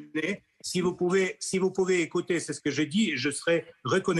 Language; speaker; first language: French; non-native, fluent; Russian